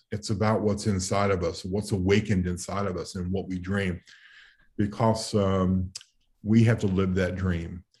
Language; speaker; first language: English; native; English